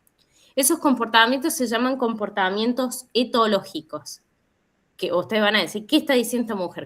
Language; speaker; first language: Spanish; native; Spanish